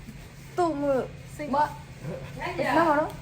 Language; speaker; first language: Korean; non-native, learner; Mongolian